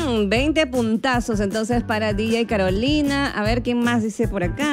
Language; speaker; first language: Spanish; native; Spanish